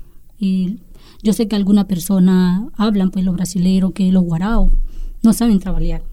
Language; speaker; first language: Spanish; non-native, local second language; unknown